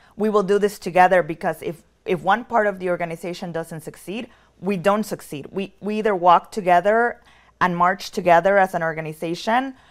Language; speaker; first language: English; early bilingual, other home language; Spanish